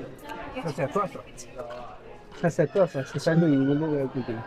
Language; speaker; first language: French; non-native, fluent; Spanish